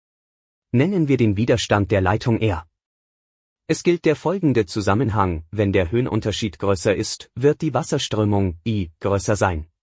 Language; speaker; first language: German; native; German